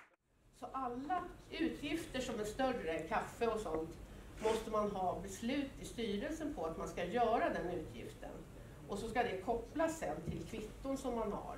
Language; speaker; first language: Swedish; native; Swedish